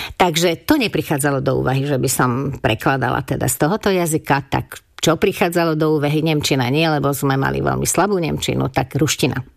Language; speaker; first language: Slovak; non-native, local second language; Hungarian